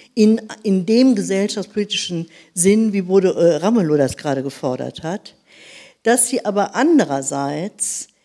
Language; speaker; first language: German; native; German